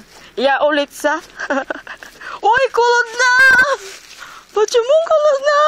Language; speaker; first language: Russian; non-native, learner; Filipino